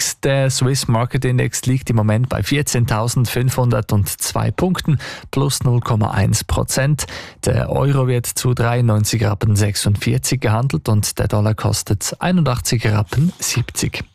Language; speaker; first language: German; native; German